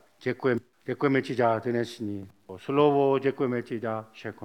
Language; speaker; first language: Czech; non-native, learner; Korean